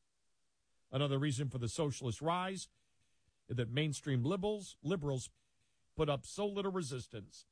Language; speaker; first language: English; native; English